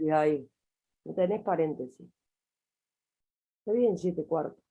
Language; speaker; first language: Spanish; native; Spanish